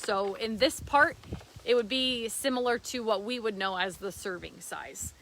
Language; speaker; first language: English; native; English